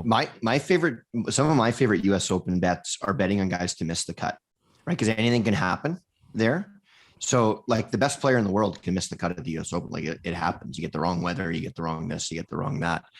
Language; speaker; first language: English; native; English